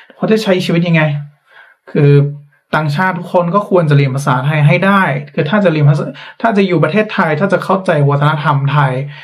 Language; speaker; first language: Thai; non-native, fluent; English